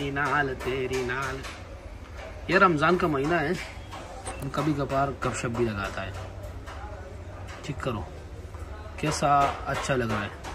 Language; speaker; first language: Hindi; non-native, fluent; Pashto